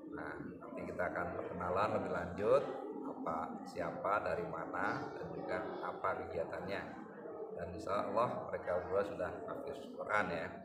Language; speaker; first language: Indonesian; native; Indonesian